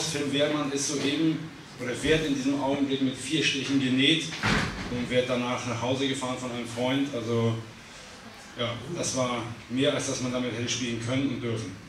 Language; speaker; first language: German; native; German